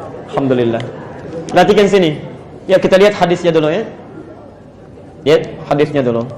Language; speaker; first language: Indonesian; native; Indonesian